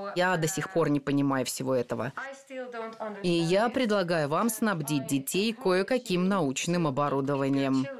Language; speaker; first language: Russian; non-native, fluent; Swedish